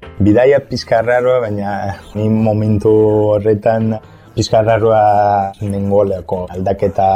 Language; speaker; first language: Basque; non-native, fluent; Italian